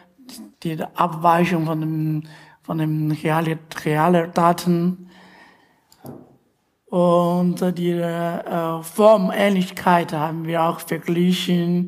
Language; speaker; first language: German; non-native, fluent; Chinese